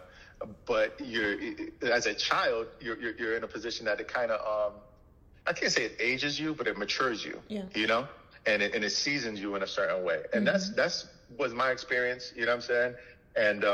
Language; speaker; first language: English; early bilingual, other home language; Haitian Creole